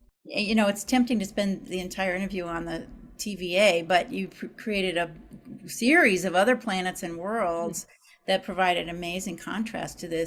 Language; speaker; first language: English; native; English